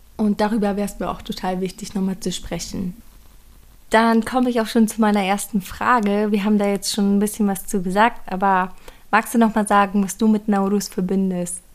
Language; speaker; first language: German; early bilingual, other home language; Persian